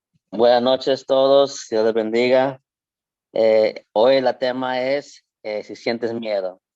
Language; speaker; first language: Spanish; early bilingual, heritage; Spanish